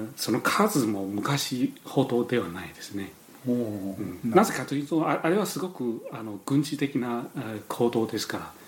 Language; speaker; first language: Japanese; non-native, fluent; Chinese